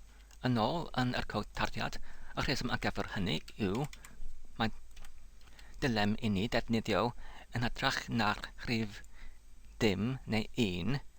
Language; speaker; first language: Welsh; non-native, fluent; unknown